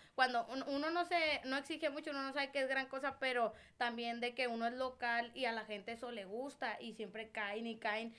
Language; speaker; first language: Spanish; native; Spanish